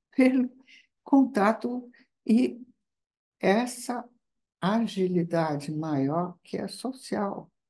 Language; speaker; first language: Portuguese; non-native, fluent; Italian